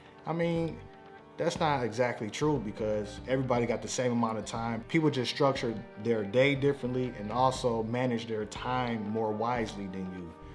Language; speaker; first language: English; native; English